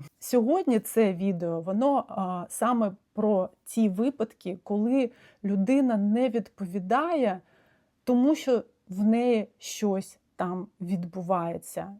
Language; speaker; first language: Ukrainian; non-native, local second language; Russian